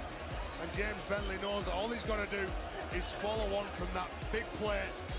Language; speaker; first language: English; native; English